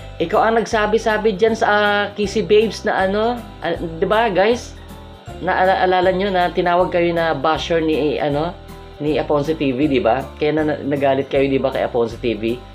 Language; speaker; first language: Filipino; non-native, local second language; Hiligaynon